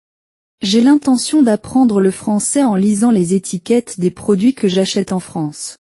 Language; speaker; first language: French; non-native, learner; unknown